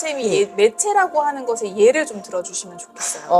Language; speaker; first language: Korean; native; Korean